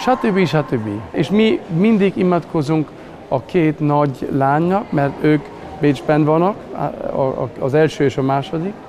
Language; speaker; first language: Hungarian; non-native, learner; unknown